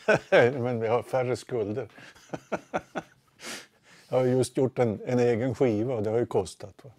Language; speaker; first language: Swedish; native; Swedish